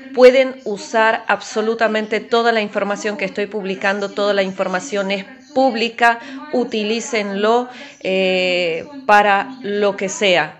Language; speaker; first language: Spanish; non-native, fluent; Ukrainian